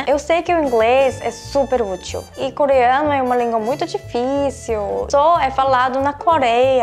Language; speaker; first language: Portuguese; non-native, fluent; Korean